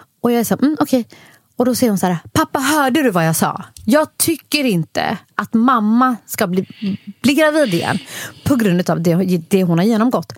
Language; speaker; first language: Swedish; early bilingual, other home language; Somali